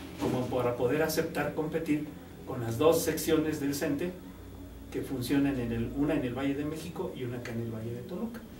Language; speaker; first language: Spanish; native; Spanish